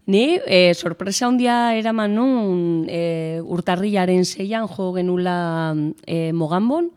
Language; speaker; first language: Basque; native; Basque